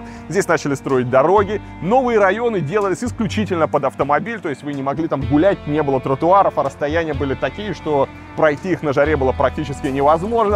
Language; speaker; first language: Russian; native; Russian